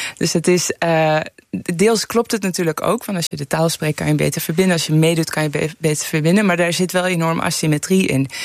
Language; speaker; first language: Dutch; early bilingual, other home language; Persian